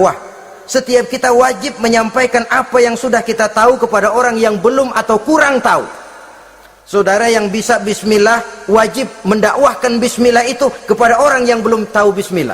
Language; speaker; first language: Indonesian; native; Indonesian